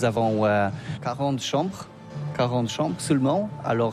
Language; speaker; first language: French; non-native, learner; Polish